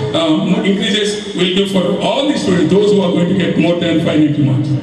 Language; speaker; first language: English; non-native, local second language; Telugu